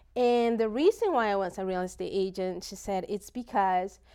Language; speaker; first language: English; non-native, fluent; Spanish